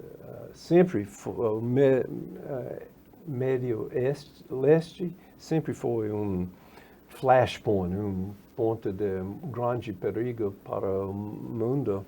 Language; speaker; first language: Portuguese; non-native, fluent; English